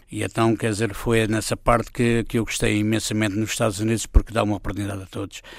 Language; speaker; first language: Portuguese; native; Portuguese